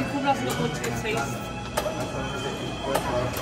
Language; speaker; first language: English; native; English